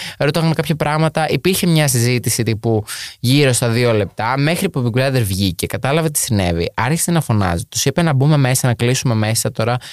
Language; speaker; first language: Greek; native; Greek